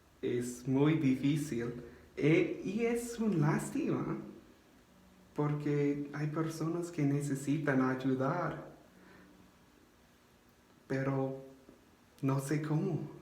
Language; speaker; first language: Spanish; non-native, learner; English